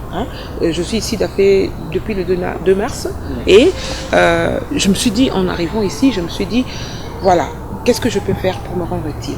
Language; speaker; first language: French; native; French